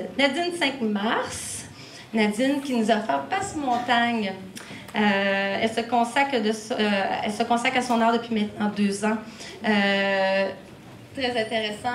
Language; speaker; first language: French; native; French